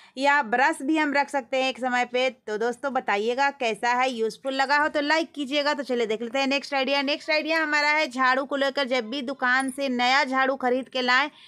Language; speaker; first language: Hindi; native; Hindi